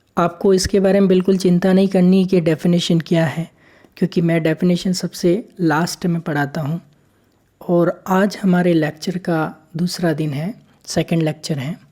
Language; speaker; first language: Hindi; native; Hindi